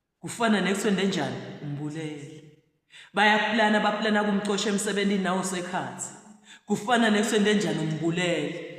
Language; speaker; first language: Zulu; non-native, local second language; Swati